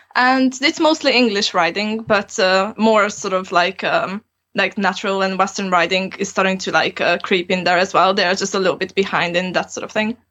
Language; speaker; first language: English; non-native, fluent; Romanian